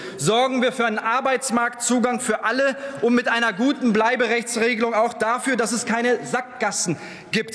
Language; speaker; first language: German; early bilingual, other home language; Turkish